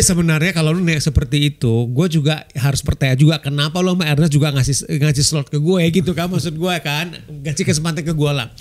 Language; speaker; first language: Indonesian; native; Indonesian